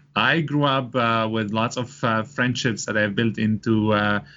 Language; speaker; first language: English; non-native, fluent; Arabic